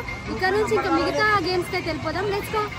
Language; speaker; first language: Telugu; native; Telugu